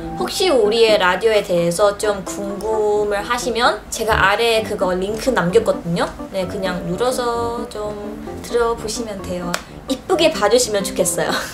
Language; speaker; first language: Korean; non-native, fluent; Chinese